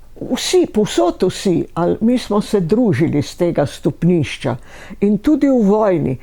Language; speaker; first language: Slovenian; native; Slovenian